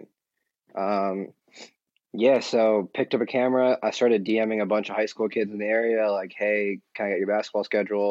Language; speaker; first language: English; native; English